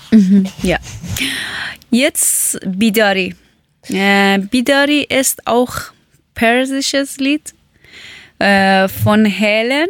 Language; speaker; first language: German; non-native, learner; Persian